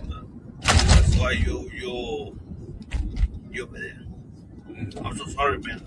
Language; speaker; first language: English; non-native, learner; Spanish